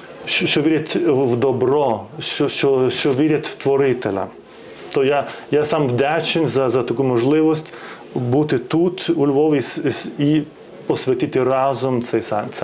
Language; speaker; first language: Ukrainian; non-native, fluent; Lithuanian